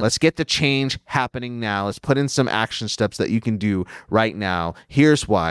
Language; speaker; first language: English; native; English